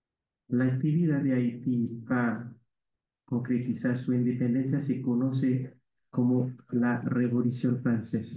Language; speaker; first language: Spanish; non-native, learner; Haitian Creole